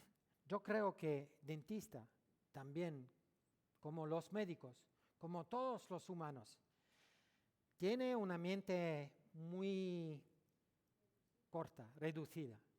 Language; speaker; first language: Spanish; non-native, learner; French